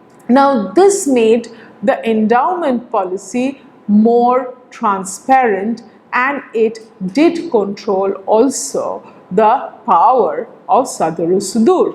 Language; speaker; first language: English; non-native, local second language; Bangla